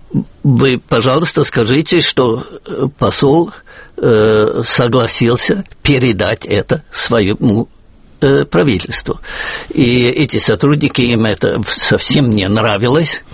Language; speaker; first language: Russian; non-native, fluent; German